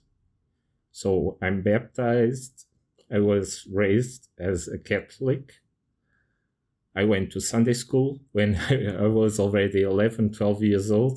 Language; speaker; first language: English; non-native, fluent; Portuguese